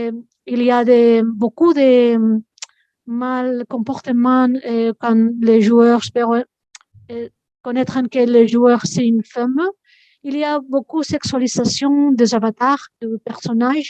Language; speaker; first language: French; non-native, fluent; Spanish